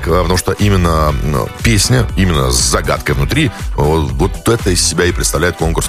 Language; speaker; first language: Russian; native; Russian